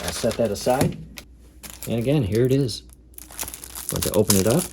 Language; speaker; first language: English; native; English